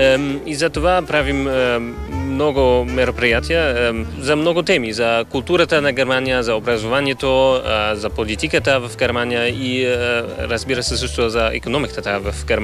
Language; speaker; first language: Bulgarian; non-native, fluent; German